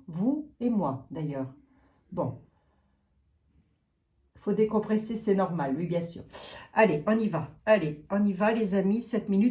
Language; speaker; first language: French; native; French